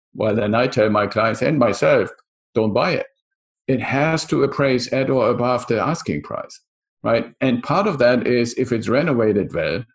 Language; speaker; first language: English; non-native, fluent; German